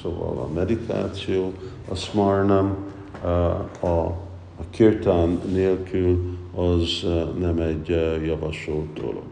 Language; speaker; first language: Hungarian; early bilingual, heritage; Hungarian